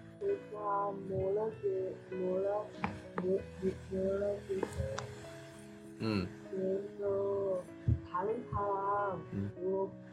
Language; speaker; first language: Korean; non-native, learner; Chinese